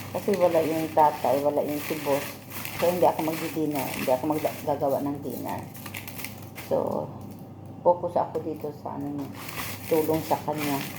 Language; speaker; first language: Filipino; non-native, local second language; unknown